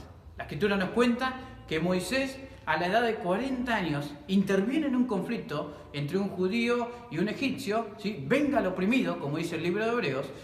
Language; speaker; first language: Spanish; native; Spanish